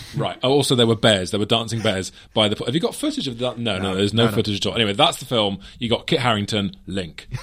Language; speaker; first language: English; native; English